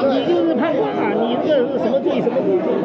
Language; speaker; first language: Chinese; native; Chinese